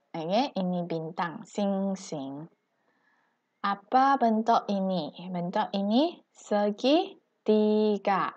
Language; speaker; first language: Malay; non-native, local second language; Chinese